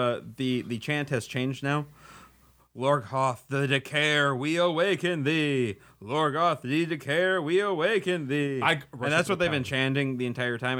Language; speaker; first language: English; native; English